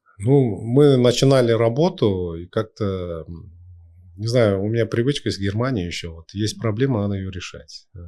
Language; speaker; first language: Russian; non-native, local second language; Uzbek